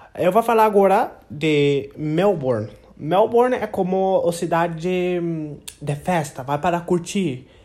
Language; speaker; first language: Portuguese; non-native, learner; English